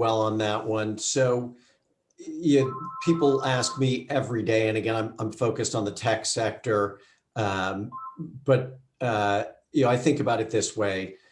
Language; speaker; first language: English; native; English